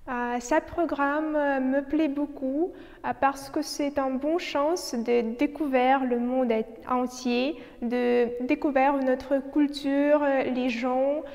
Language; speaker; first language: French; non-native, learner; Ukrainian